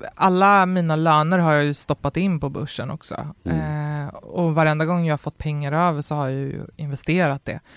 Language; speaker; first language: Swedish; native; Swedish